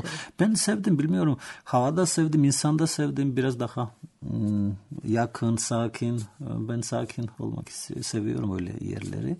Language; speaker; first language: Turkish; non-native, learner; Georgian